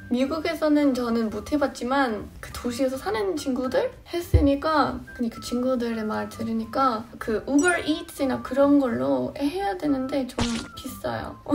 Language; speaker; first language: Korean; non-native, fluent; English